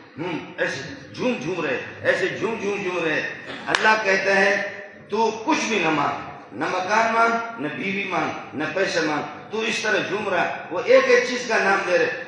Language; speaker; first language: Urdu; non-native, local second language; Brahui